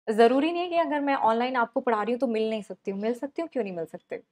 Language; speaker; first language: Hindi; native; Hindi